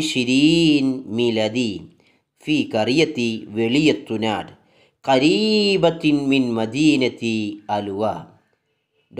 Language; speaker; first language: Arabic; non-native, fluent; Malayalam